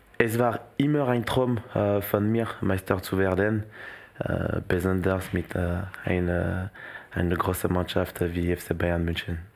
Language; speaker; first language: German; non-native, learner; French